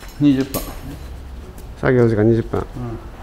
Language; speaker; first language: Japanese; native; Japanese